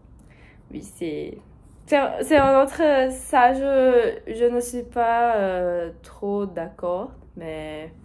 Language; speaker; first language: French; non-native, learner; Portuguese